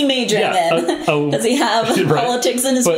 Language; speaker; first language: English; native; English